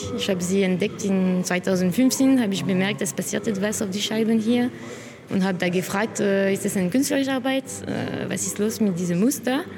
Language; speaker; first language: German; non-native, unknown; French